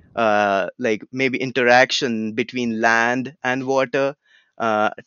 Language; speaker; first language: English; non-native, local second language; Marathi